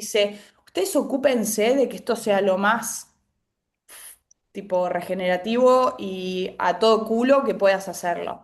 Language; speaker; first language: Spanish; native; Spanish